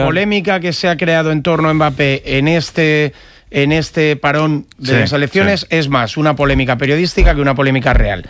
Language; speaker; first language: Spanish; native; Spanish